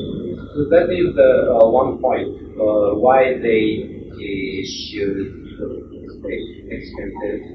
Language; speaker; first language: English; non-native, learner; Japanese